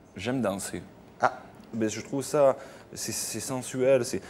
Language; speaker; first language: French; native; French